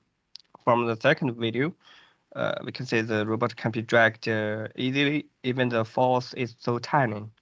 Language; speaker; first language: English; non-native, fluent; Chinese